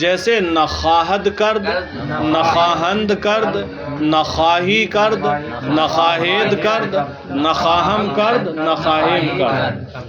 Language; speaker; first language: Persian; non-native, fluent; Urdu